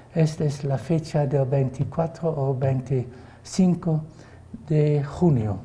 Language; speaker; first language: Spanish; non-native, fluent; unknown